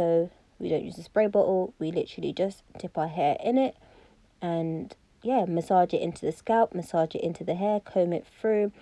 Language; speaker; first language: English; native; English